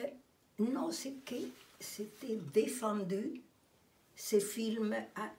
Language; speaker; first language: French; non-native, fluent; Italian